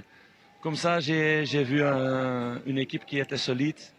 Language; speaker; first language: French; non-native, fluent; Dutch